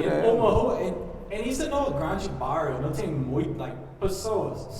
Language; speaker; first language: Portuguese; non-native, learner; English